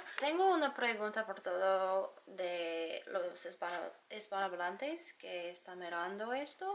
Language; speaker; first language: Spanish; non-native, learner; English